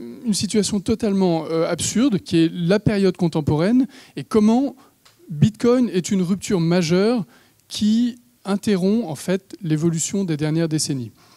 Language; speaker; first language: French; native; French